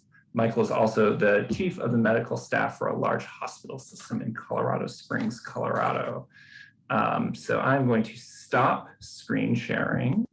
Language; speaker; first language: English; native; English